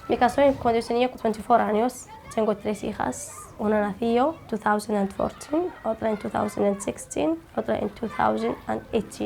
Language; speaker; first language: Spanish; non-native, learner; Arabic